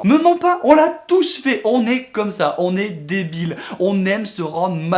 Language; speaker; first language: French; native; French